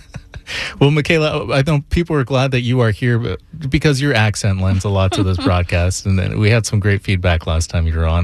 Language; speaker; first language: English; native; English